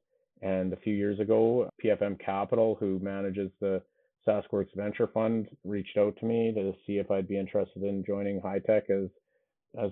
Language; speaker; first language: English; native; English